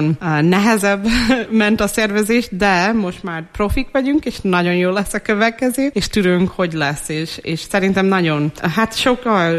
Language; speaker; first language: Hungarian; non-native, fluent; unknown